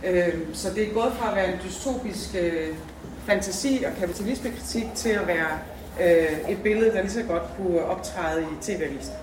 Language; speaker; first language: Danish; native; Danish